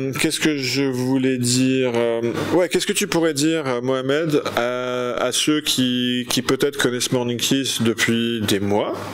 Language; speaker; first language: French; native; French